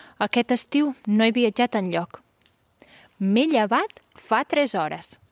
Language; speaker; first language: Catalan; native; Catalan